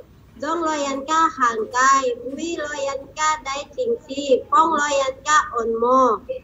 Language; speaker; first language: Cantonese; non-native, learner; Indonesian